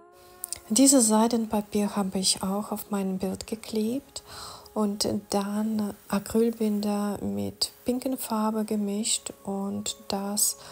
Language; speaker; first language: German; non-native, fluent; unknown